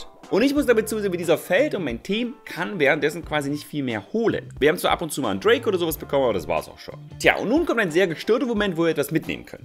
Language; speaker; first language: German; native; German